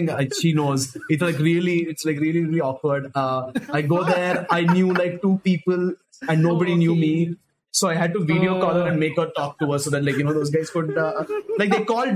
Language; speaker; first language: English; non-native, local second language; Tamil